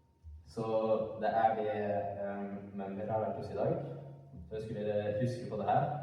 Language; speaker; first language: Norwegian; early bilingual, other home language; Amharic